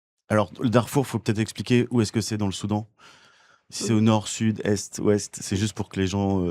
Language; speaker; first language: French; native; French